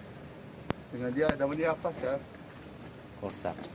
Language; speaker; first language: Indonesian; non-native, learner; Hebrew